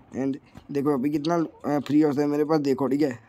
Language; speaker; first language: Hindi; native; Hindi